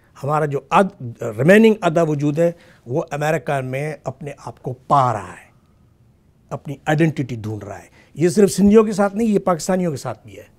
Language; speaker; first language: Urdu; non-native, local second language; Sindhi